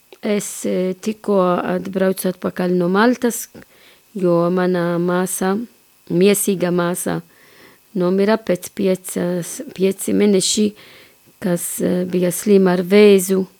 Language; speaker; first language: Latvian; non-native, fluent; Maltese